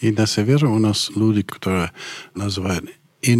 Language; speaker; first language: Russian; non-native, learner; English